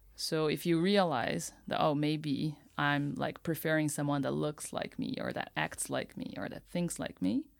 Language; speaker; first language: English; non-native, fluent; Portuguese